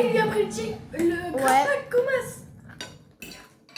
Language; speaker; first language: French; native; French